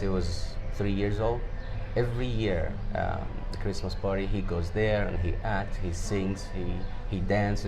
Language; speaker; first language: English; non-native, fluent; Arabic